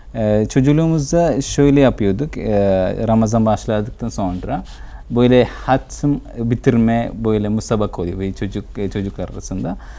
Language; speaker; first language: Turkish; non-native, fluent; Malayalam